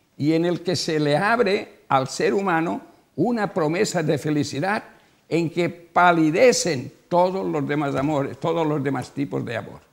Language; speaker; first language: Spanish; non-native, local second language; Catalan